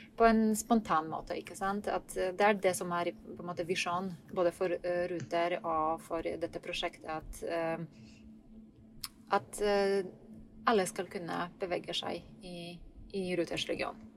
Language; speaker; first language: Norwegian; non-native, fluent; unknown